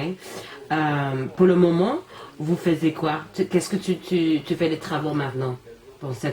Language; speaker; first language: French; non-native, learner; English